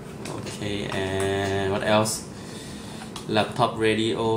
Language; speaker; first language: English; non-native, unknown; Thai